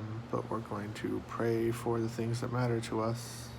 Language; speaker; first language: English; native; English